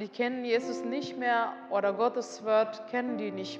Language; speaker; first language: German; non-native, learner; Indonesian